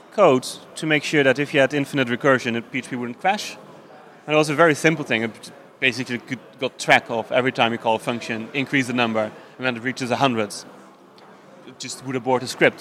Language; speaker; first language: English; non-native, fluent; Dutch